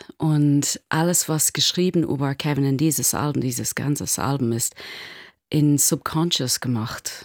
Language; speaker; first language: German; non-native, learner; English